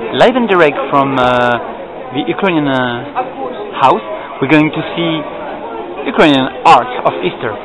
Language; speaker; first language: English; non-native, fluent; French